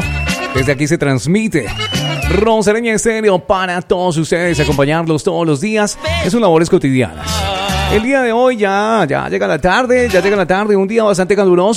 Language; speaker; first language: Spanish; native; Spanish